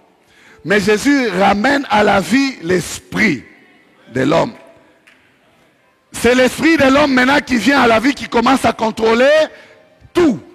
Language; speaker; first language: French; non-native, local second language; Swahili